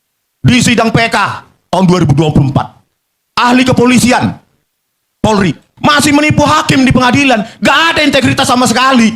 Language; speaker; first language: Indonesian; native; Indonesian